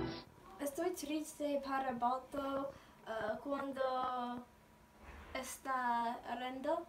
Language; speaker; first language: Spanish; non-native, learner; English